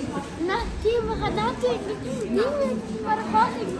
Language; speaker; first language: Mongolian; early bilingual, heritage; Mongolian